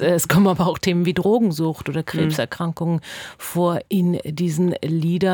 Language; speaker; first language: German; native; German